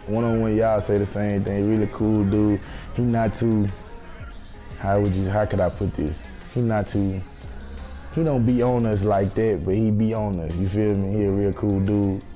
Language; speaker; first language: English; native; English